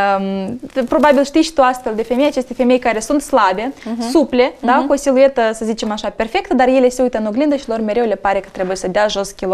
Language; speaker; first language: Romanian; native; Romanian